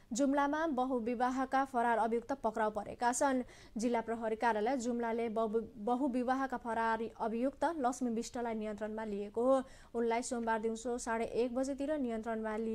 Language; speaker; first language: Nepali; non-native, local second language; Maithili